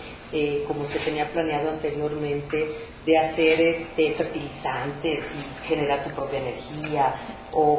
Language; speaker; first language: Spanish; native; Spanish